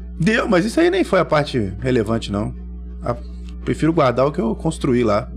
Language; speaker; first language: Portuguese; native; Portuguese